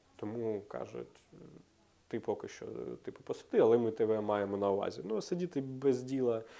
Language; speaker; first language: Ukrainian; non-native, local second language; Russian